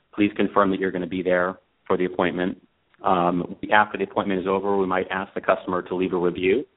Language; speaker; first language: English; native; English